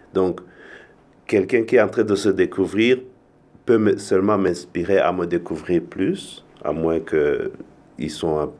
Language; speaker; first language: French; non-native, local second language; Kinyarwanda